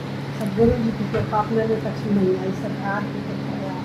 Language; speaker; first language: Hindi; native; Hindi